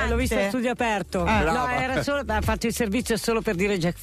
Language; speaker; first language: Italian; native; Italian